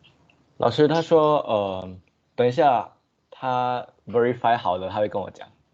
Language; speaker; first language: Chinese; early bilingual, heritage; Chinese